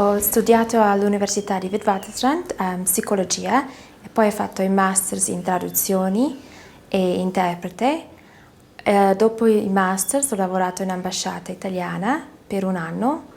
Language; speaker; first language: Italian; early bilingual, heritage; Italian